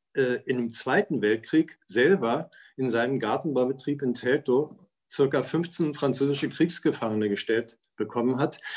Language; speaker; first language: German; native; German